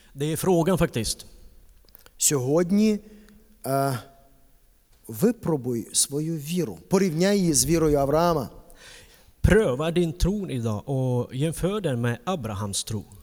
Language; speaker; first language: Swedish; non-native, fluent; Ukrainian